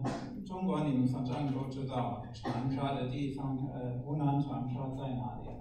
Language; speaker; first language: Chinese; non-native, fluent; German